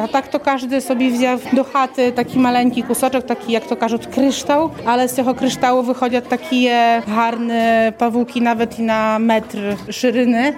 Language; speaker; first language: Polish; non-native, local second language; Ukrainian